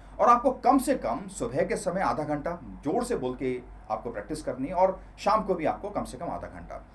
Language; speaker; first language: Hindi; native; Hindi